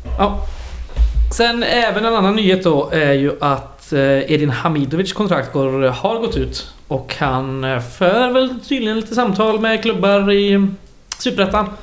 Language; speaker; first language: Swedish; native; Swedish